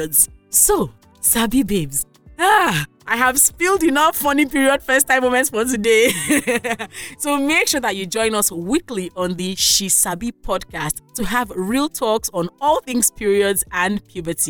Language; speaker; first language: English; non-native, local second language; Yoruba